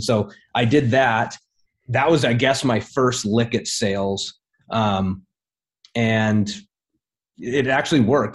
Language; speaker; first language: English; native; English